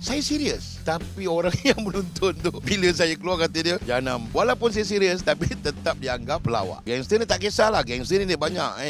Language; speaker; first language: Malay; native; Malay